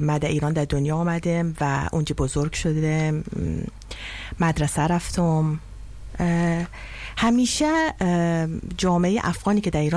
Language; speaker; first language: French; non-native, learner; Persian